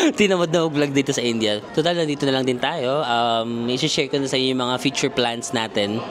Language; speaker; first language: Filipino; non-native, local second language; Cebuano